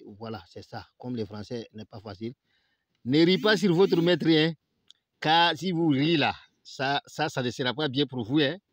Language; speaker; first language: French; non-native, local second language; Bambara